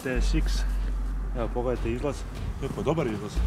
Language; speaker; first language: Serbian; native; Serbian